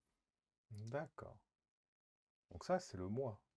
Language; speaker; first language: French; native; French